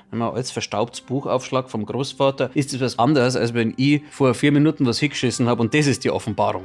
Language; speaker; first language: German; native; German